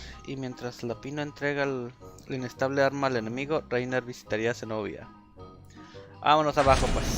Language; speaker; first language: Spanish; native; Spanish